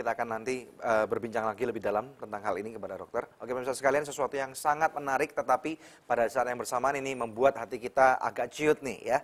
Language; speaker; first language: Indonesian; native; Indonesian